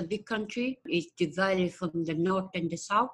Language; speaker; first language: English; non-native, local second language; Acoli